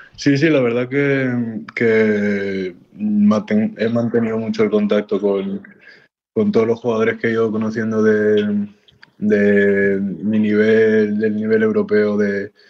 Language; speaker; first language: Spanish; native; Spanish